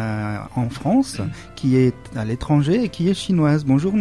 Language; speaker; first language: French; native; French